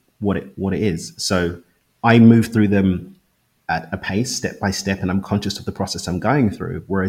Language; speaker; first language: English; native; English